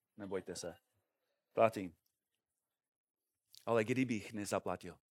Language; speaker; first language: Czech; non-native, fluent; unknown